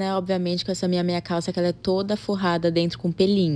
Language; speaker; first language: Portuguese; native; Portuguese